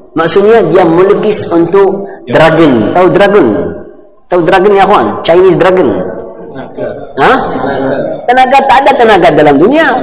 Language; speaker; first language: Malay; non-native, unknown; Arabic